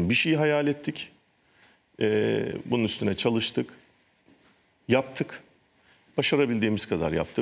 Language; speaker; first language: Turkish; native; Turkish